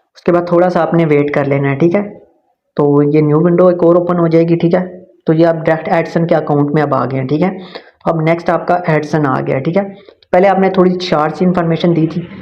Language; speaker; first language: Urdu; non-native, local second language; Punjabi